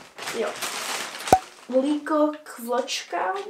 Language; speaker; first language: Czech; early bilingual, heritage; Czech